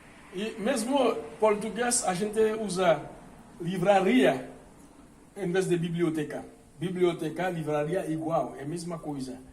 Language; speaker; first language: Portuguese; non-native, fluent; Haitian Creole